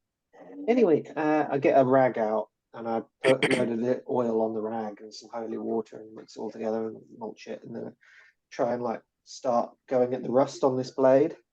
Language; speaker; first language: English; native; English